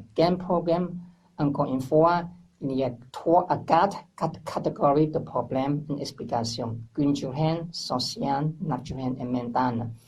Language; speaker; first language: French; non-native, learner; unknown